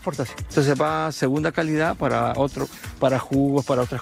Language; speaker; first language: Spanish; native; Spanish